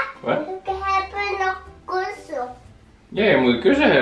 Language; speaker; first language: Dutch; native; Dutch